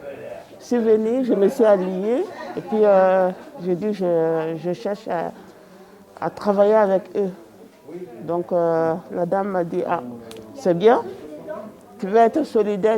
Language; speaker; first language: French; non-native, fluent; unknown